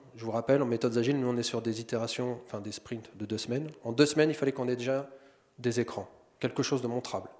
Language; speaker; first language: French; native; French